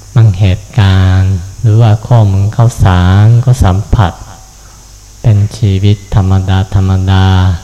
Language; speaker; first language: Thai; non-native, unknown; Japanese